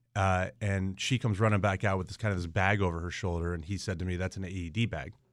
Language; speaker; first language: English; native; English